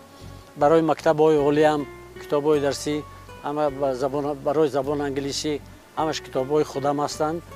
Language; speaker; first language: Persian; non-native, local second language; Shughni